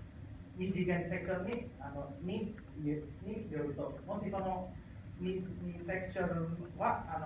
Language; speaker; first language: Japanese; non-native, learner; Indonesian